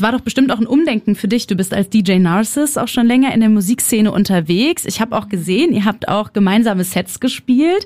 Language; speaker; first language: German; native; German